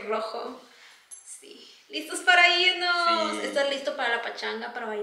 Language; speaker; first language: Spanish; native; Spanish